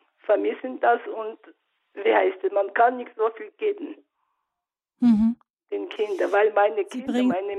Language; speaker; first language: German; non-native, learner; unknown